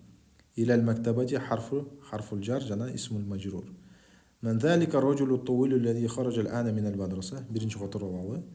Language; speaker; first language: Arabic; non-native, fluent; Kyrgyz